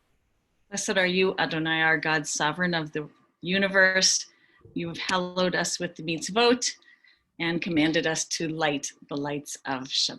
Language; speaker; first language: English; native; English